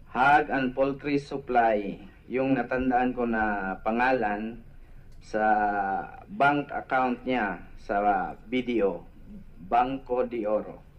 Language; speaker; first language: Filipino; non-native, local second language; Cebuano